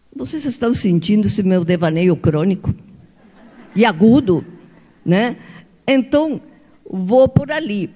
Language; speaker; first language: Portuguese; non-native, fluent; Spanish